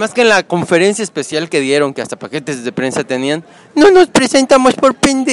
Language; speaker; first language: Spanish; native; Spanish